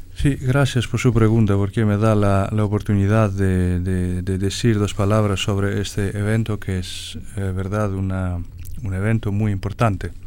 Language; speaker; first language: Spanish; non-native, fluent; Greek